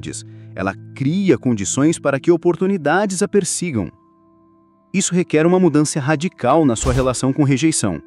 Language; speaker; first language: Portuguese; native; Portuguese